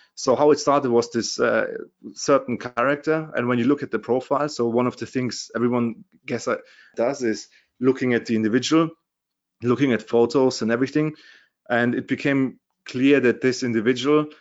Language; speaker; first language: English; non-native, fluent; German